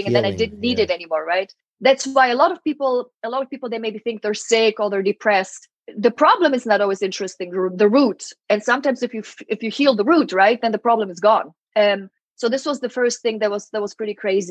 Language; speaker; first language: English; non-native, fluent; German